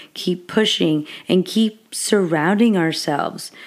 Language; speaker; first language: English; early bilingual, other home language; Spanish